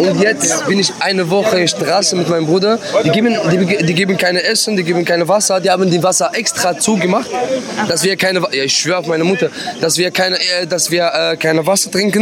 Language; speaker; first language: German; non-native, fluent; Arabic